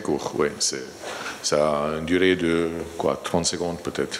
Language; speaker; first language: French; non-native, fluent; Slovenian